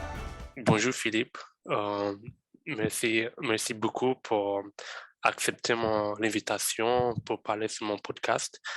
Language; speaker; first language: French; non-native, fluent; Romanian